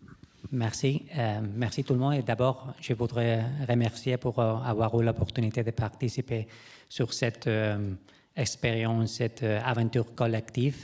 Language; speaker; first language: French; non-native, fluent; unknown